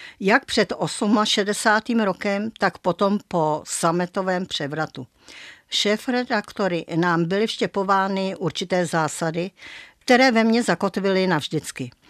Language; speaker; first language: Czech; native; Czech